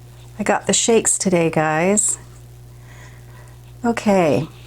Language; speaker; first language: English; native; English